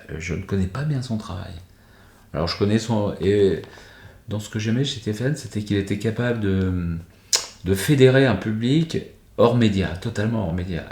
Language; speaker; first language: French; native; French